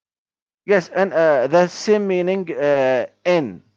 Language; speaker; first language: English; non-native, learner; Arabic